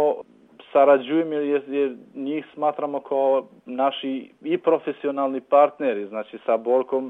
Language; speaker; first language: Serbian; non-native, local second language; Albanian